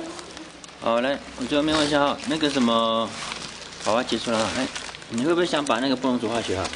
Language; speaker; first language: Chinese; native; Chinese